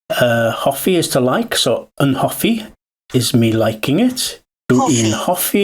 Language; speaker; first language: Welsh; non-native, learner; English